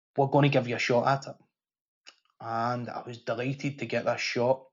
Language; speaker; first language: English; native; English